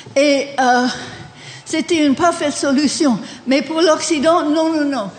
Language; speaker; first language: French; non-native, fluent; English